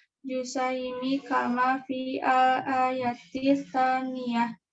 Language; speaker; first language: Arabic; non-native, learner; Indonesian